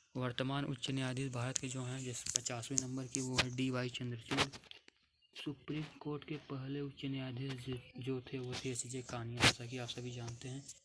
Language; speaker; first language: Hindi; native; Hindi